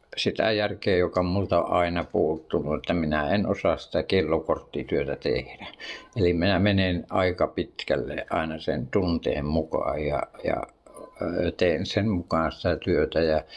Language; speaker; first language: Finnish; native; Finnish